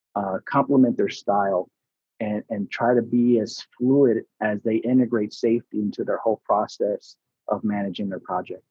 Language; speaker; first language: English; early bilingual, other home language; Spanish